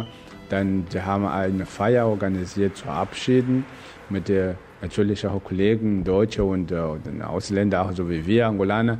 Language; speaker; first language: German; non-native, fluent; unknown